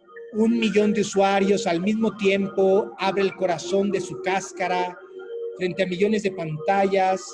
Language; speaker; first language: Spanish; native; Spanish